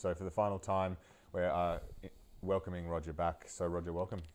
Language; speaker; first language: English; native; English